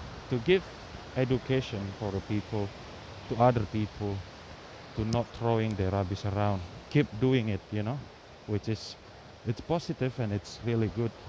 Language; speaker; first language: English; non-native, learner; Indonesian